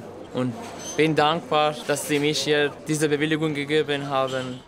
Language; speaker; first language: German; non-native, learner; Persian